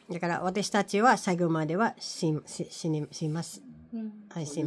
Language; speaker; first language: Japanese; non-native, learner; Filipino